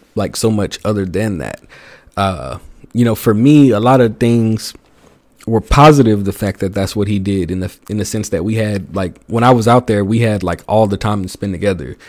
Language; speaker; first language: English; native; English